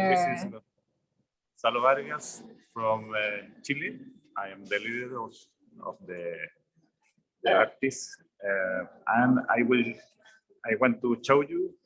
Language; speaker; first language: English; non-native, learner; Spanish